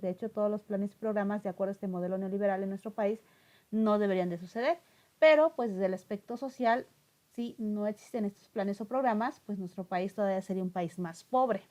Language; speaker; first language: Spanish; native; Spanish